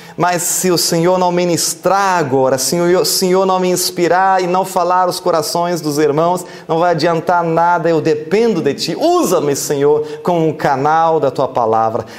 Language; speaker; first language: Portuguese; non-native, fluent; German